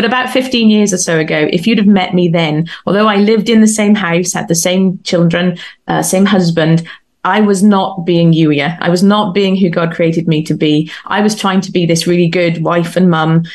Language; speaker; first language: English; native; English